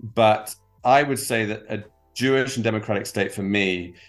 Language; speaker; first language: English; native; English